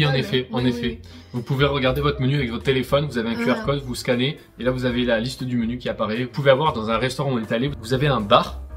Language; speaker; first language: French; native; French